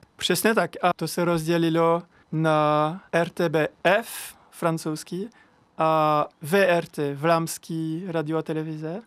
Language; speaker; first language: Czech; non-native, learner; French